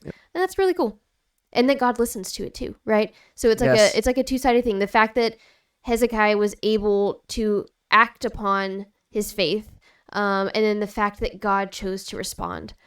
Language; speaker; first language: English; native; English